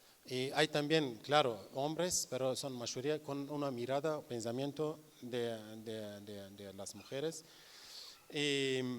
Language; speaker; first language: Spanish; non-native, learner; Kurdish